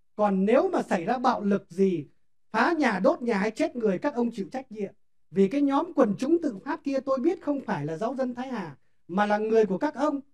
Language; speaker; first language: Vietnamese; native; Vietnamese